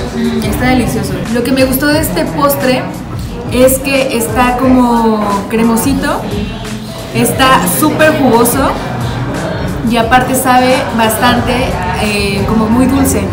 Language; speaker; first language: Spanish; native; Spanish